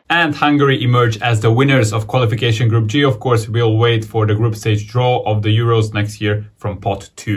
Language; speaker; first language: English; non-native, fluent; Hungarian